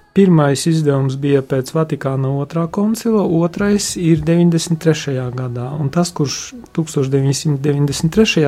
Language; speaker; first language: Latvian; early bilingual, heritage; Latvian